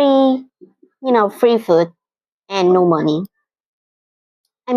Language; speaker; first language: English; non-native, fluent; Vietnamese